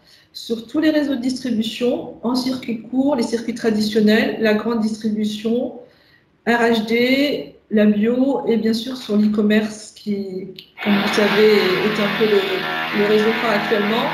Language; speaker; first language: French; native; French